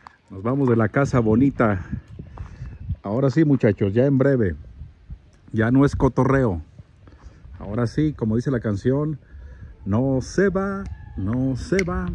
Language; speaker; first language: Spanish; native; Spanish